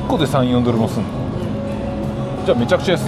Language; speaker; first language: Japanese; native; Japanese